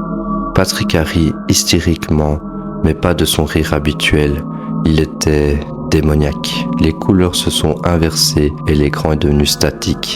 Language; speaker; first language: French; native; French